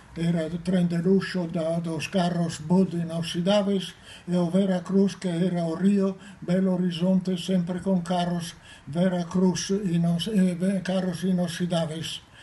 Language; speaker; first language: Portuguese; non-native, fluent; Italian